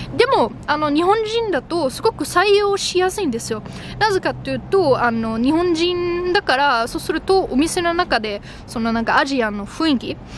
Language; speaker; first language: Japanese; non-native, fluent; German